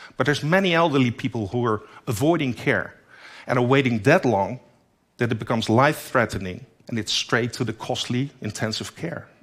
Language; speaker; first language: English; non-native, fluent; Dutch